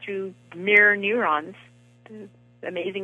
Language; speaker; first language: English; native; English